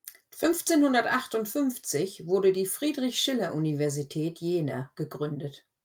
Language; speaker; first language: German; native; German